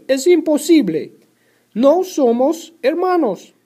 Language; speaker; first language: Spanish; non-native, learner; English